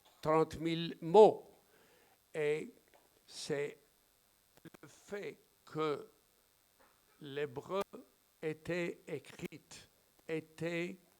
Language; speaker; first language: French; non-native, fluent; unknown